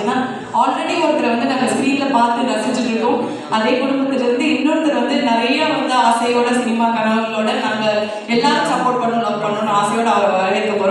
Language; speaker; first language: Tamil; native; Tamil